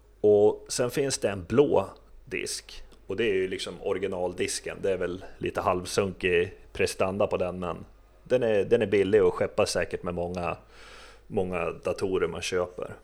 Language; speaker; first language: Swedish; native; Swedish